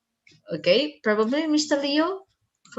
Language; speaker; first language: English; non-native, fluent; Indonesian